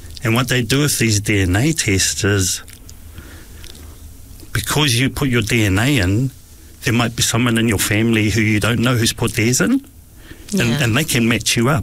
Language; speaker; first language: English; native; English